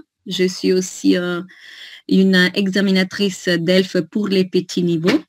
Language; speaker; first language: French; non-native, fluent; Italian